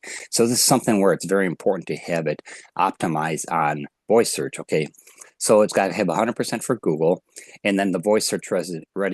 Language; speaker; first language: English; native; English